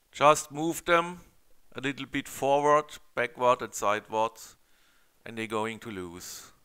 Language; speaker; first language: English; non-native, learner; German